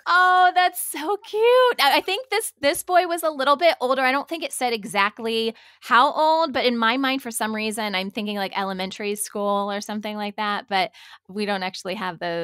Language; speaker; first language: English; native; English